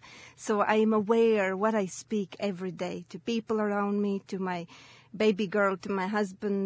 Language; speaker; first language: English; non-native, fluent; Latvian